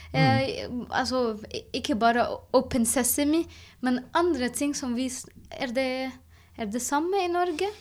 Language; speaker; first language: Norwegian; non-native, fluent; Arabic